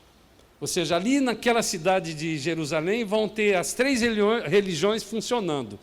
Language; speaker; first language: Portuguese; native; Portuguese